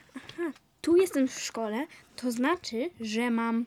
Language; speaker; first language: Polish; early bilingual, heritage; Polish